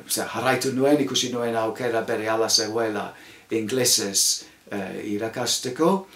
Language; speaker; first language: Basque; non-native, fluent; English